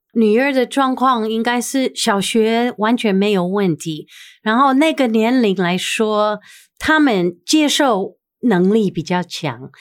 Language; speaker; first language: Chinese; non-native, fluent; English